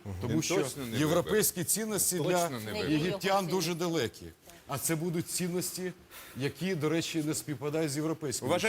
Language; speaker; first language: Ukrainian; non-native, local second language; Russian